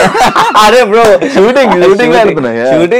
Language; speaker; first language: Telugu; non-native, learner; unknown